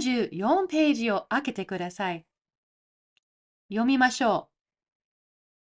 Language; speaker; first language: Japanese; non-native, fluent; English